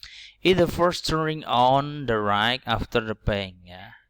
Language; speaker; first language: English; non-native, learner; Indonesian